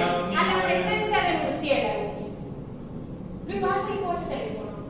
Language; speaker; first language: Spanish; native; Spanish